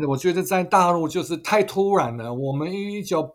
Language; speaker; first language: Chinese; non-native, fluent; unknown